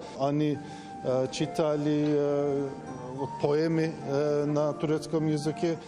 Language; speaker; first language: Russian; non-native, fluent; Turkish